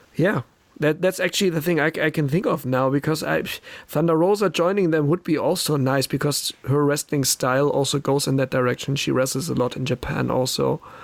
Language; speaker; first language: English; non-native, fluent; German